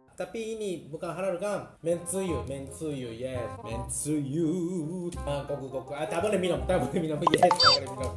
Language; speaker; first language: Malay; non-native, learner; Japanese